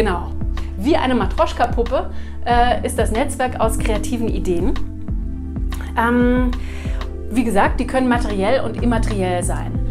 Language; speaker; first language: German; native; German